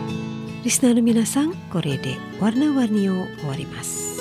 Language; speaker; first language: Japanese; non-native, fluent; Indonesian